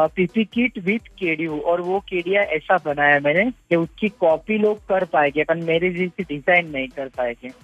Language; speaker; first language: Hindi; non-native, local second language; Gujarati